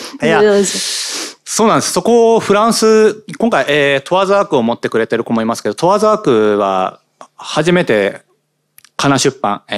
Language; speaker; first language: Japanese; native; Japanese